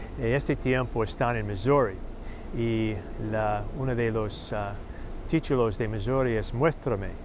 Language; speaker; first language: Spanish; non-native, learner; English